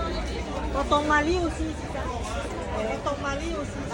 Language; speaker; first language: French; non-native, learner; Thai